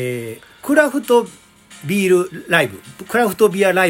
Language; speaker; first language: Japanese; native; Japanese